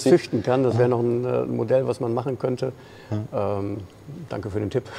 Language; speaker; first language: German; native; German